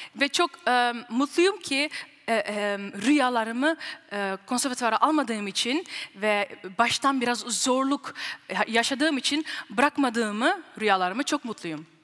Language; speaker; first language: Turkish; early bilingual, heritage; Turkish